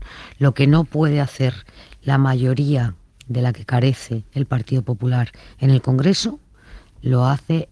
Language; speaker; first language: Spanish; native; Spanish